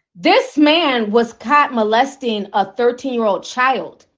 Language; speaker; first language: English; native; English